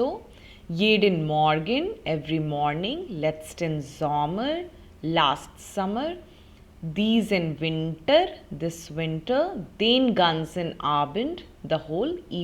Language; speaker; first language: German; non-native, fluent; Hindi